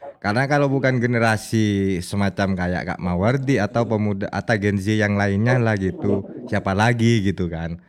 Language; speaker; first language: Indonesian; non-native, local second language; Madurese